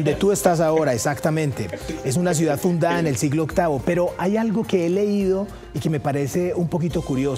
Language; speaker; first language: Spanish; native; Spanish